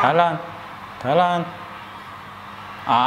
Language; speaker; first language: Vietnamese; non-native, learner; Korean